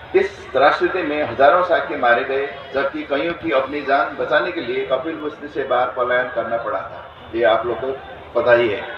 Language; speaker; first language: Hindi; non-native, fluent; Newari